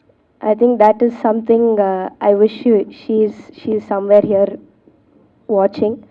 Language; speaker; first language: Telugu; non-native, learner; Tamil